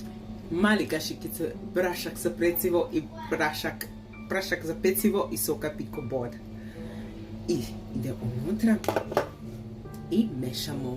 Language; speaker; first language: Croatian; early bilingual, heritage; Serbian